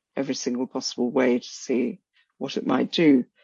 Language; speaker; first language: English; non-native, local second language; Bangla